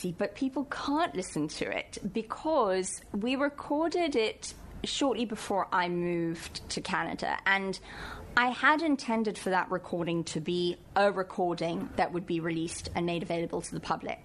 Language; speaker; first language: English; native; English